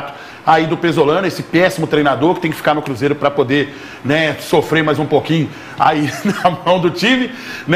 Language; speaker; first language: Portuguese; native; Portuguese